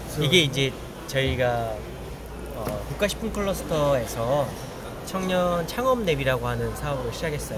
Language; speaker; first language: Korean; native; Korean